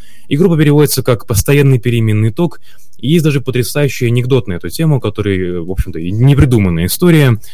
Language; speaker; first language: Russian; native; Russian